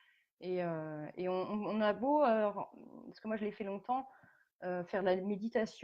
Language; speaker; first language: French; native; French